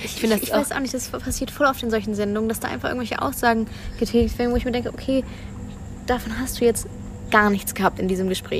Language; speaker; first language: German; native; German